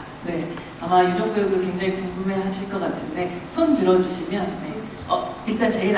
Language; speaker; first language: Korean; native; Korean